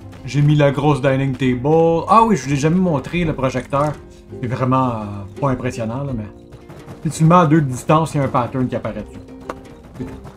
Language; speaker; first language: French; native; French